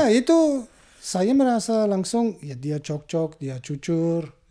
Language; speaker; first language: Indonesian; non-native, learner; German